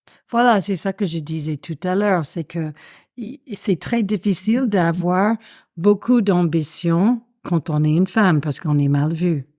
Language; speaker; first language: French; non-native, fluent; English